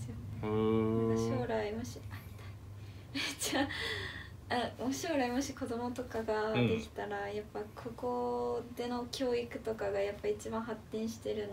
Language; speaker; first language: Japanese; early bilingual, other home language; Portuguese